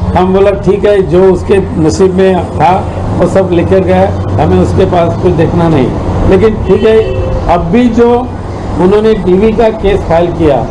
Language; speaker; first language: Hindi; non-native, local second language; Marathi